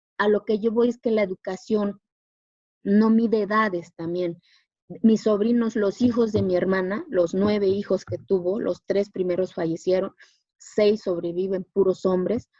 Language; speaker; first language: Spanish; non-native, local second language; Zapotec